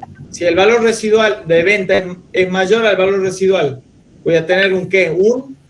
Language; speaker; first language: Spanish; native; Spanish